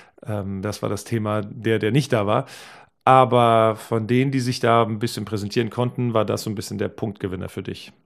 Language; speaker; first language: German; native; German